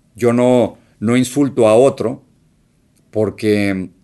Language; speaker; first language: Spanish; native; Spanish